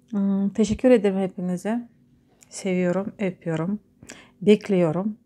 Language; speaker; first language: Turkish; non-native, learner; Russian